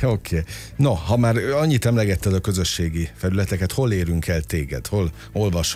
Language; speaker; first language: Hungarian; native; Hungarian